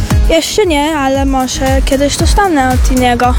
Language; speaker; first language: Polish; early bilingual, heritage; Polish